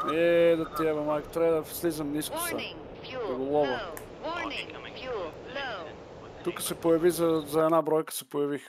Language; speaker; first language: Bulgarian; native; Bulgarian